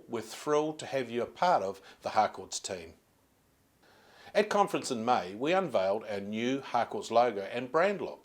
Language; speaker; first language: English; native; English